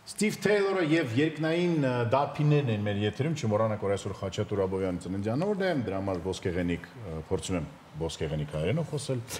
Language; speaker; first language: Armenian; native; Armenian